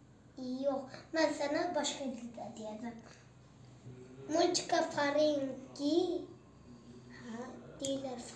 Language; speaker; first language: Turkish; non-native, learner; Azerbaijani